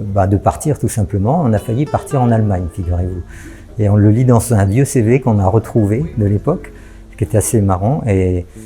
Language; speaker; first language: French; native; French